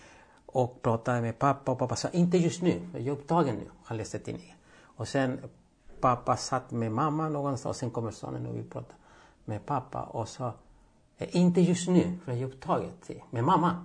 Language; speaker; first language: Swedish; non-native, fluent; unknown